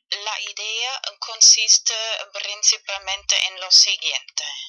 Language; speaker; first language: Spanish; non-native, fluent; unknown